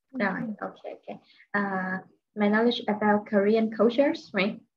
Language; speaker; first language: English; non-native, fluent; Vietnamese